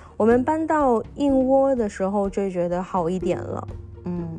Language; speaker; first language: Chinese; non-native, fluent; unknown